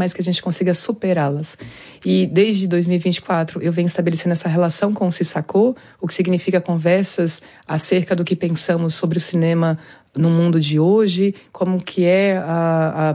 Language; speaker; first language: Portuguese; native; Portuguese